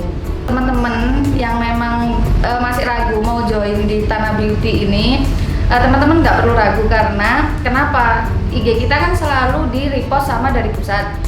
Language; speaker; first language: Indonesian; native; Indonesian